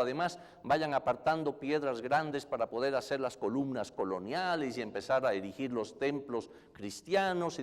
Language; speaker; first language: Spanish; native; Spanish